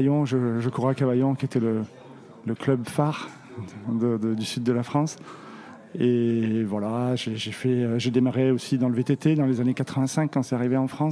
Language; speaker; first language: French; native; French